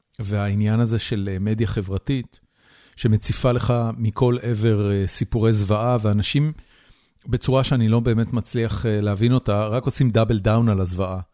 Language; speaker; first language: Hebrew; native; Hebrew